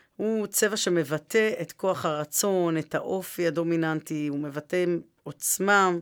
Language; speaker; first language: Hebrew; native; Hebrew